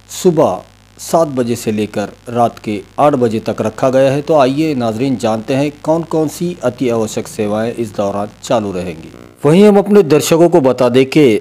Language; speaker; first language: Hindi; non-native, local second language; Urdu